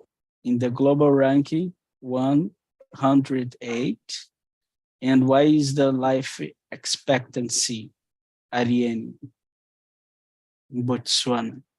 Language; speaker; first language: English; non-native, fluent; Portuguese